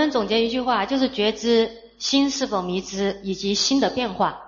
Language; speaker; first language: Chinese; native; Chinese